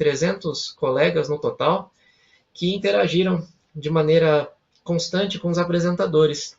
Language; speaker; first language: Portuguese; native; Portuguese